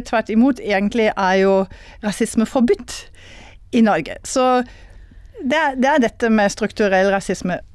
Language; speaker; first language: Norwegian; non-native, fluent; German